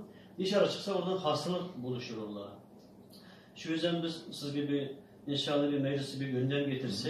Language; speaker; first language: Turkish; non-native, learner; Uyghur